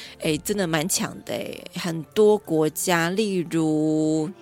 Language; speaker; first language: Chinese; native; Chinese